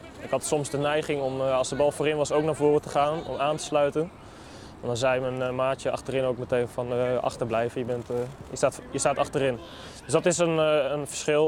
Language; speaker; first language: Dutch; native; Dutch